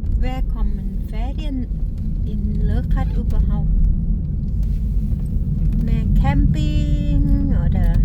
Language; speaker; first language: German; non-native, learner; Thai